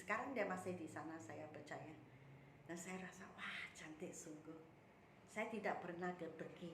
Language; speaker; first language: Malay; non-native, local second language; Min Nan Chinese